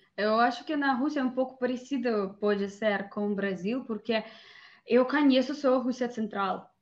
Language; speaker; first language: Portuguese; non-native, learner; Russian